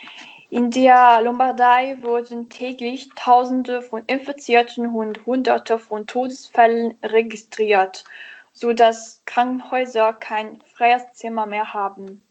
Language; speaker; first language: German; non-native, learner; Italian